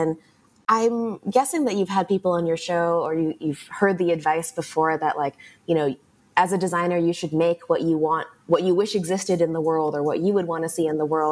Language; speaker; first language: English; native; English